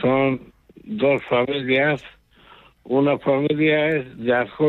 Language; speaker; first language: Spanish; non-native, local second language; Basque